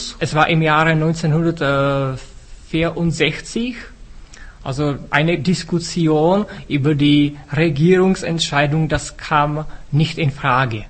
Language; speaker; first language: German; non-native, fluent; Czech